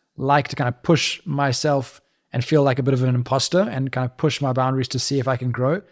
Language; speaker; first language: English; native; English